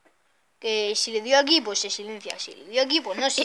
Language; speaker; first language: Spanish; native; Spanish